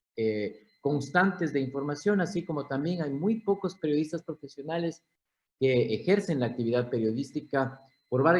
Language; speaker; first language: Spanish; native; Spanish